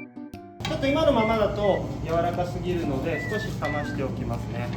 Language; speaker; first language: Japanese; native; Japanese